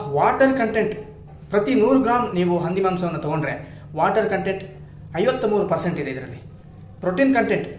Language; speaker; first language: Kannada; non-native, local second language; Kodava